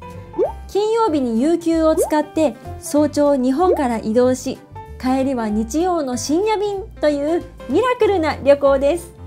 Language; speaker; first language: Japanese; native; Japanese